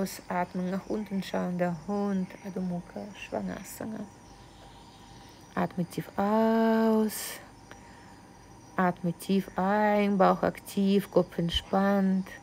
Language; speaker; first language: German; non-native, fluent; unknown